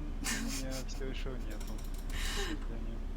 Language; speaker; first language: Russian; non-native, learner; English